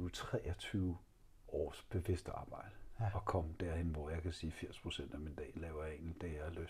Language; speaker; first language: Danish; native; Danish